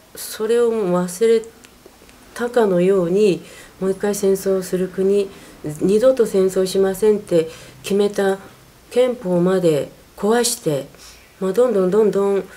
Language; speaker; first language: Japanese; native; Japanese